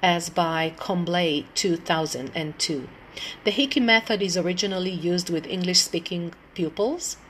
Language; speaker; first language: English; non-native, fluent; Hebrew